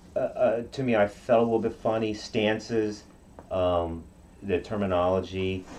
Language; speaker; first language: English; non-native, fluent; Japanese